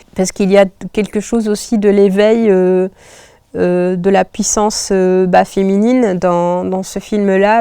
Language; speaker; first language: French; non-native, local second language; Arabic